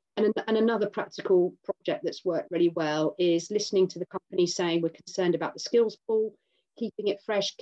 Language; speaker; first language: English; native; English